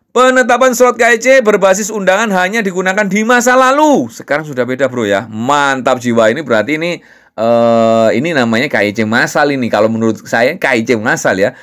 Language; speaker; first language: Indonesian; non-native, local second language; Javanese